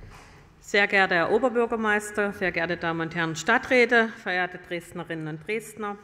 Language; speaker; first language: German; native; German